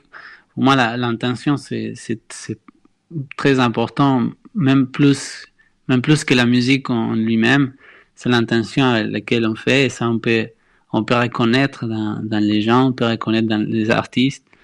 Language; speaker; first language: French; non-native, fluent; Spanish